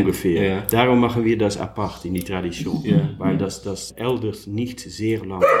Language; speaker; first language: German; non-native, learner; Dutch